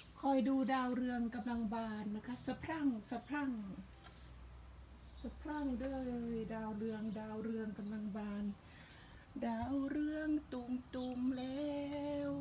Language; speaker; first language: Thai; native; Thai